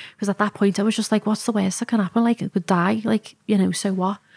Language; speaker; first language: English; native; English